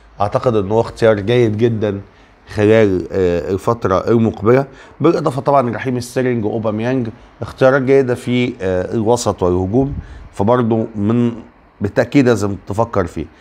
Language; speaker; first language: Arabic; native; Arabic